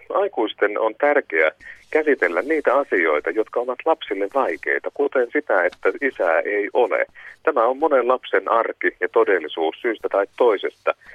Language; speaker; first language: Finnish; native; Finnish